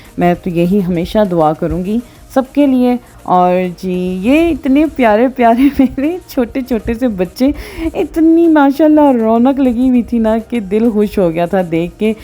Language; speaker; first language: Urdu; non-native, local second language; Punjabi